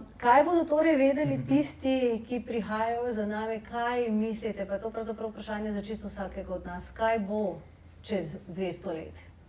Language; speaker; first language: Slovenian; native; Slovenian